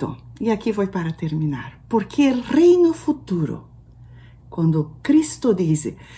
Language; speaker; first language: Spanish; non-native, learner; Portuguese